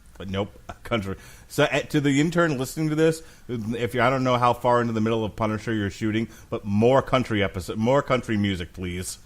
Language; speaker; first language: English; native; English